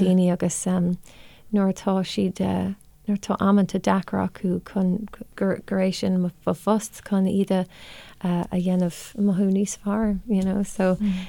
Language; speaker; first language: Irish; non-native, local second language; English